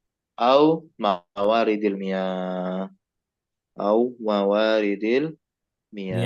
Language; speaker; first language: Arabic; non-native, fluent; Indonesian